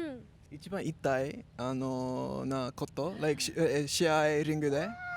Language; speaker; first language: Japanese; non-native, learner; English